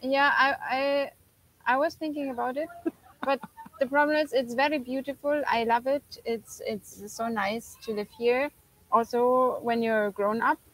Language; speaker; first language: English; non-native, fluent; German